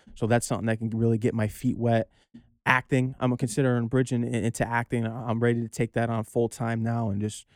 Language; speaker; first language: English; native; English